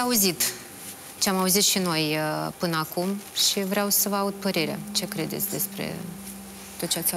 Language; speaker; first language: Romanian; native; Romanian